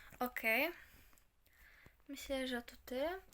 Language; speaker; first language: Polish; native; Polish